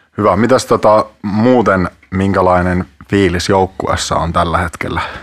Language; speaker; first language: Finnish; native; Finnish